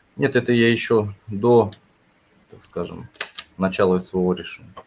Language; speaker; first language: Russian; native; Russian